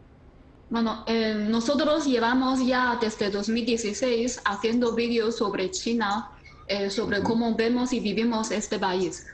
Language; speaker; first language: Spanish; non-native, fluent; Chinese